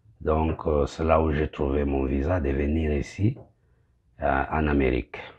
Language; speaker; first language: French; non-native, local second language; Kinyarwanda